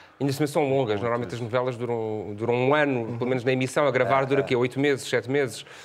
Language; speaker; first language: Portuguese; native; Portuguese